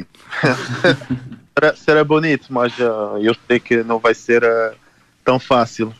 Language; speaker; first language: Portuguese; non-native, fluent; Haitian Creole